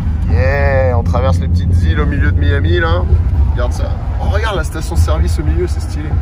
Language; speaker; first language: French; native; French